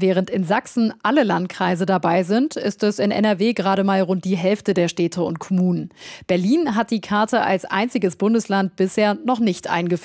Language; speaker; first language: German; native; German